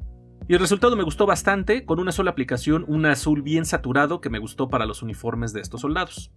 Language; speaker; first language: Spanish; native; Spanish